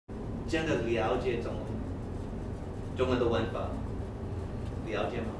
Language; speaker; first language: Chinese; non-native, fluent; English